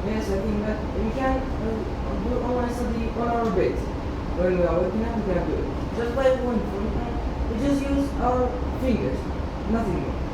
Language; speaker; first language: English; non-native, fluent; Kurdish